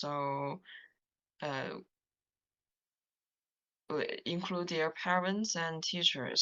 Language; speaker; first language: English; non-native, learner; Chinese